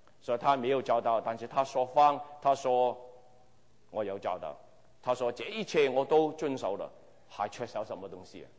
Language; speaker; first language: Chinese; non-native, local second language; Cantonese